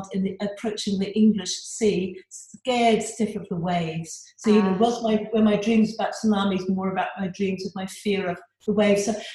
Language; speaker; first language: English; native; English